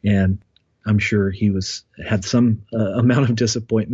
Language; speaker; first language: English; native; English